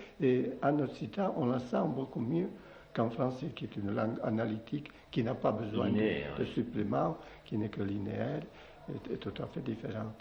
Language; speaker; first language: French; non-native, local second language; Occitan